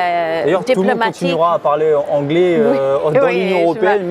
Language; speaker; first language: French; native; French